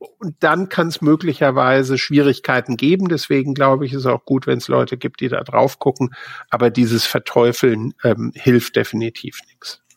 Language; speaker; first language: German; native; German